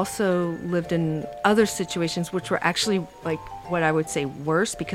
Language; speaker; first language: English; native; English